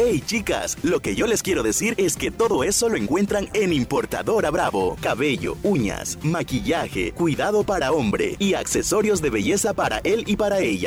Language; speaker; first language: Spanish; native; Spanish